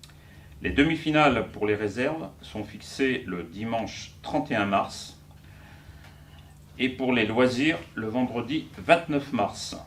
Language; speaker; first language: French; native; French